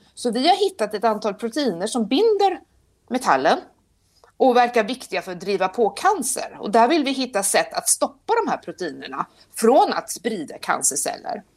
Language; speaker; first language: Swedish; native; Swedish